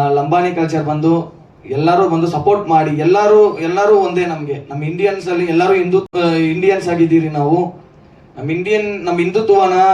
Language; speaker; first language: Kannada; non-native, local second language; Lambadi